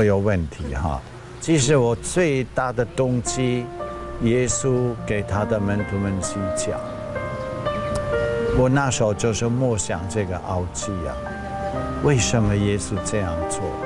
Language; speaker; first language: Chinese; non-native, fluent; German